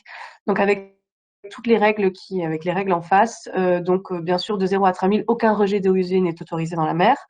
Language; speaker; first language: French; native; French